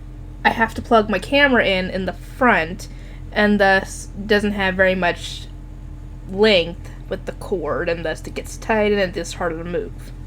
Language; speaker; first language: English; native; English